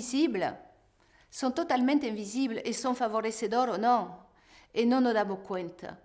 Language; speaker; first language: Spanish; non-native, fluent; French